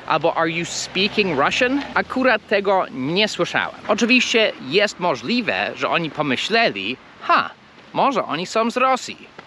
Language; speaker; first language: Polish; early bilingual, heritage; Polish